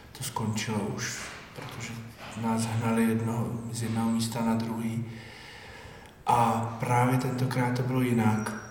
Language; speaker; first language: Czech; native; Czech